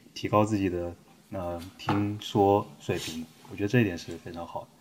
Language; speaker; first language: Chinese; native; Chinese